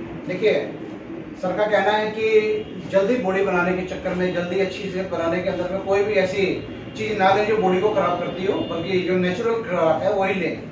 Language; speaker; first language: Hindi; native; Hindi